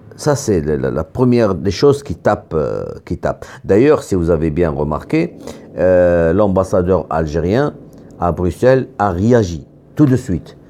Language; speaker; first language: French; non-native, local second language; Arabic